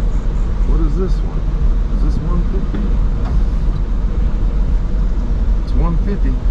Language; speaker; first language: English; native; English